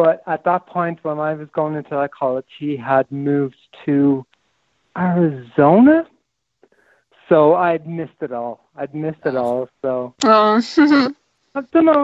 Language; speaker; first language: English; native; English